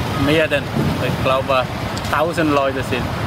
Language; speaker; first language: German; non-native, learner; Khmer